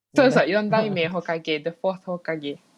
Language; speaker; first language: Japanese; non-native, learner; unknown